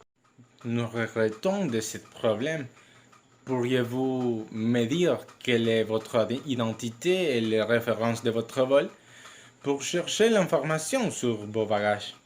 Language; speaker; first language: French; non-native, learner; Spanish